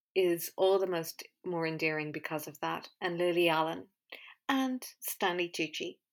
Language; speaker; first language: English; native; English